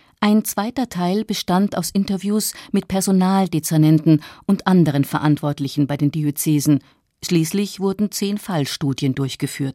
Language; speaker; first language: German; native; German